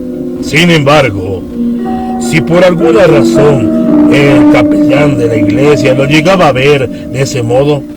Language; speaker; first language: Spanish; native; Spanish